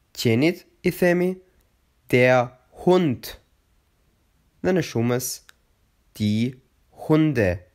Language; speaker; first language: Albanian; native; Albanian